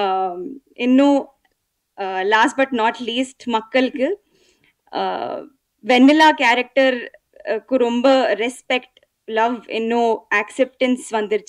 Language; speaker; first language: Tamil; non-native, learner; Telugu